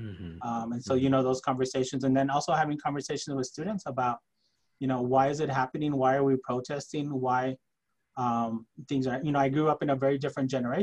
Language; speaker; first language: English; early bilingual, other home language; Spanish